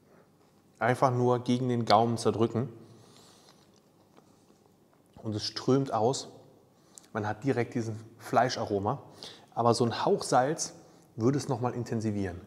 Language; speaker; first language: German; native; German